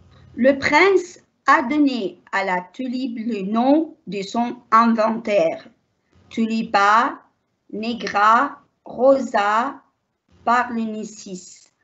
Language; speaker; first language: French; non-native, learner; Arabic